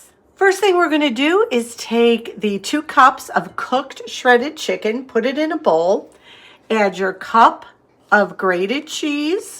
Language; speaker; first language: English; native; English